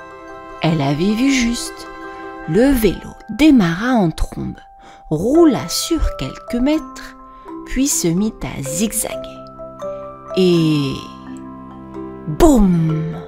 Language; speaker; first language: French; native; French